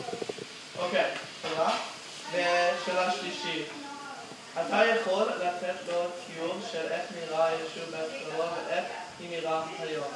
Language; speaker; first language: Hebrew; non-native, learner; English